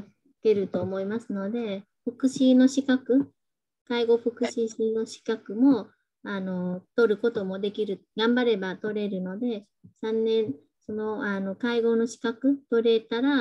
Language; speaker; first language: Japanese; non-native, fluent; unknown